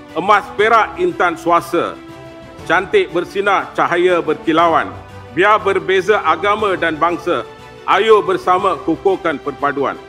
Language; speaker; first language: Malay; non-native, local second language; Tamil